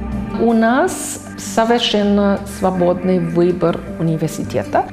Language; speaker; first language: Russian; non-native, fluent; German